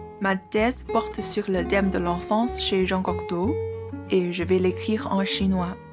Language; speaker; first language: French; non-native, fluent; Chinese